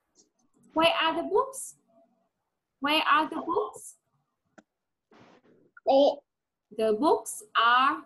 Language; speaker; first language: English; non-native, fluent; Vietnamese